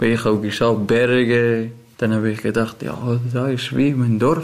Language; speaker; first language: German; non-native, learner; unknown